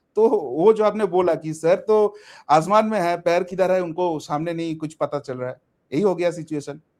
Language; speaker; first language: Hindi; non-native, local second language; Bangla